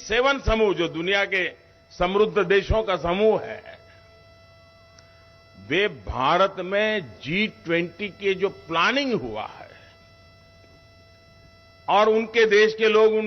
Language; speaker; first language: Hindi; non-native, local second language; Gujarati